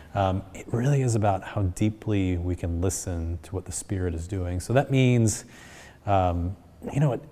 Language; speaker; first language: English; early bilingual, other home language; Spanish